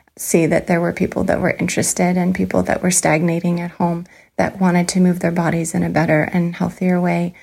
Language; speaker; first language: English; native; English